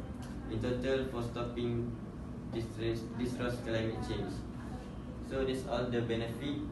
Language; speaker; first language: English; non-native, learner; Malay